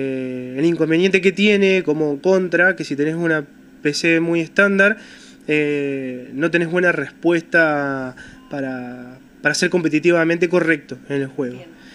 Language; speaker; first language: Spanish; native; Spanish